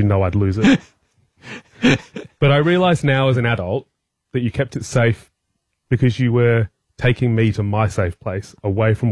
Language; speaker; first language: English; native; English